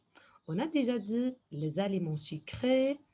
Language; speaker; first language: French; non-native, fluent; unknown